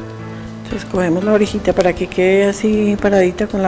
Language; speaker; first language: Spanish; native; Spanish